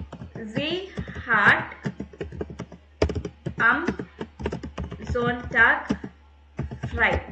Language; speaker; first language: German; non-native, fluent; Tamil